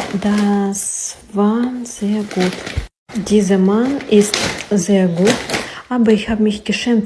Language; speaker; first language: German; non-native, learner; Ukrainian